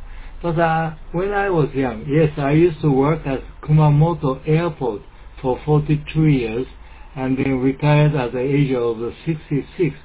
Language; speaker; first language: English; non-native, learner; Japanese